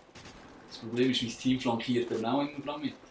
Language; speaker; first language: German; native; German